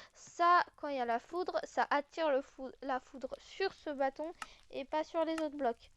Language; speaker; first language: French; native; French